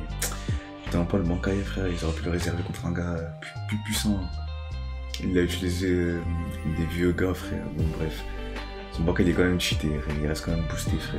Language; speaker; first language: French; native; French